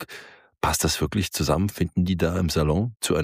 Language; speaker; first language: German; native; German